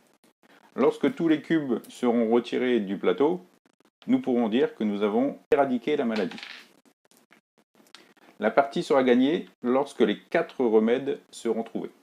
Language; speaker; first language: French; native; French